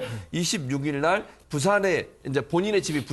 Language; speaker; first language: Korean; native; Korean